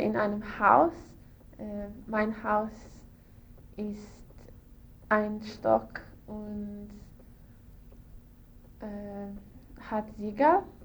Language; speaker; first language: German; non-native, learner; English